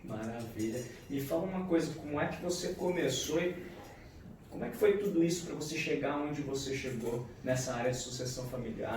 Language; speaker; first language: Portuguese; native; Portuguese